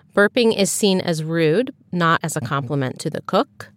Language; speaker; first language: English; native; English